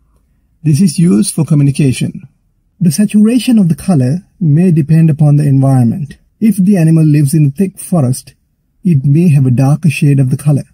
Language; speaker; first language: English; non-native, local second language; Sinhala